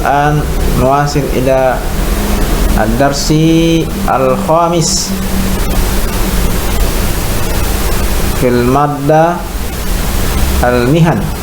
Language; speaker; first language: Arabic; non-native, fluent; Indonesian